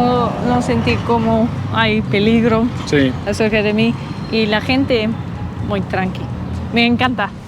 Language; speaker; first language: Spanish; non-native, learner; English